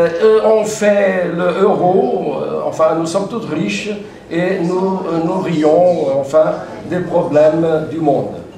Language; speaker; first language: French; non-native, fluent; Portuguese